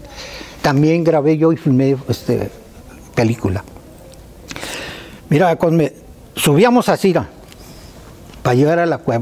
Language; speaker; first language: Spanish; native; Spanish